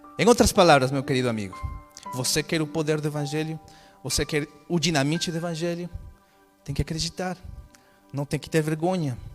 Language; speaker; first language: Portuguese; non-native, fluent; Spanish